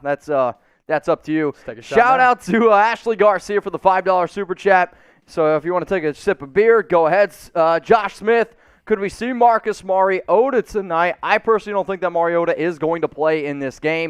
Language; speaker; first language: English; native; English